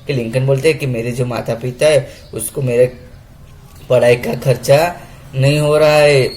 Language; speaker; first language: Hindi; non-native, local second language; Gujarati